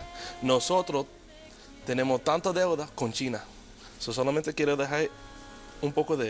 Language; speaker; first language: Spanish; early bilingual, heritage; Spanish